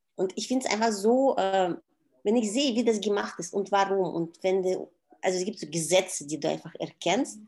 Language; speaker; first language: German; non-native, fluent; Russian